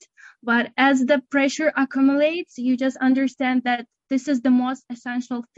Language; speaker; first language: English; non-native, fluent; Russian